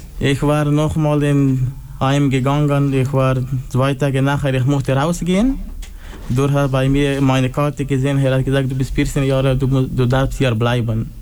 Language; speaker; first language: German; non-native, learner; Pashto